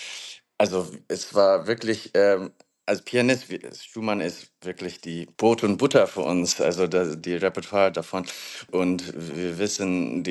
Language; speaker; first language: German; non-native, fluent; English